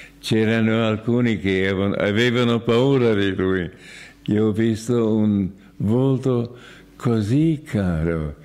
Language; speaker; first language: Italian; non-native, fluent; English